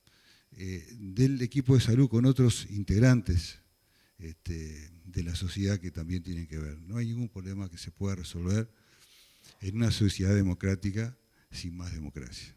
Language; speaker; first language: Spanish; native; Spanish